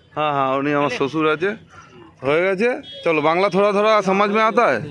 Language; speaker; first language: Hindi; non-native, local second language; Bangla